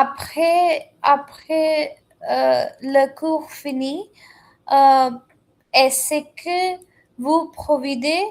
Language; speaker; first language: French; non-native, learner; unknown